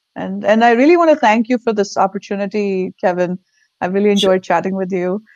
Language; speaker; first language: English; non-native, local second language; Tamil